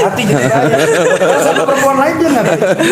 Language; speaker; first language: Indonesian; native; Indonesian